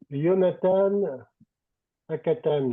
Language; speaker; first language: Hebrew; non-native, learner; French